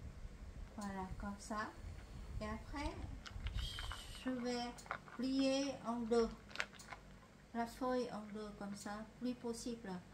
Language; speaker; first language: French; non-native, fluent; Vietnamese